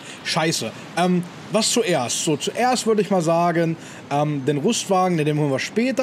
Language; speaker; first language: German; native; German